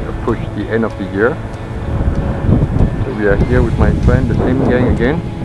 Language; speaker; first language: English; non-native, local second language; Chinese